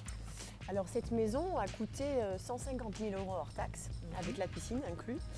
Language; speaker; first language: French; native; French